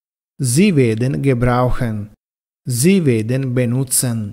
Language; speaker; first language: German; non-native, fluent; Italian